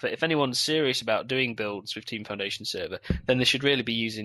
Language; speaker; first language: English; native; English